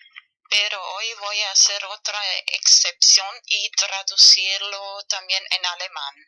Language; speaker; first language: Spanish; non-native, fluent; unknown